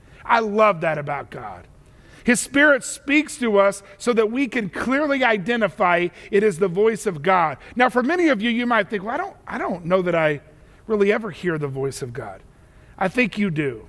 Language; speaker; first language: English; native; English